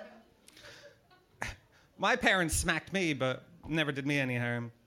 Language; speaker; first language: English; native; English